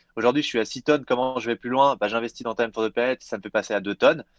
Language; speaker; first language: French; native; French